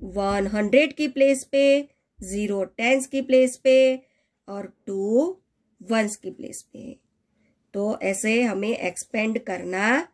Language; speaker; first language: Hindi; non-native, local second language; Gujarati